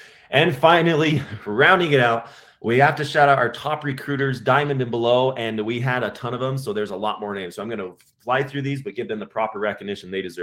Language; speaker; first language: English; native; English